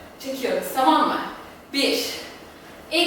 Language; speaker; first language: Turkish; non-native, fluent; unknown